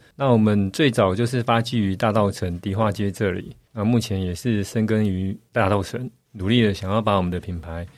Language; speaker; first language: Chinese; native; Chinese